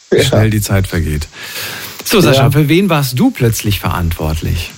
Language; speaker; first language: German; native; German